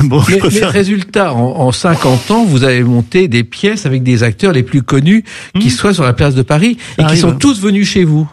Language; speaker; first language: French; native; French